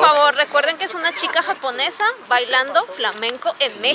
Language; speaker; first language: Spanish; native; Spanish